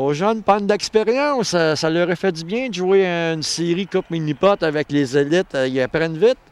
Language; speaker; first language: French; native; French